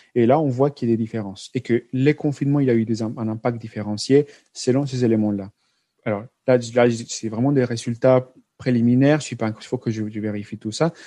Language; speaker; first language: French; non-native, fluent; Spanish